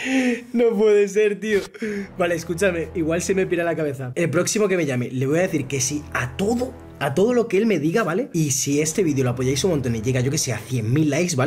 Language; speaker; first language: Spanish; native; Spanish